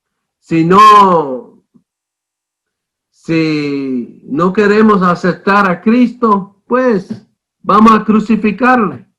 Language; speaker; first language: Spanish; non-native, fluent; English